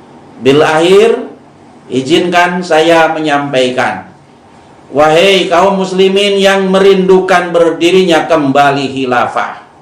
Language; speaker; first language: Indonesian; native; Indonesian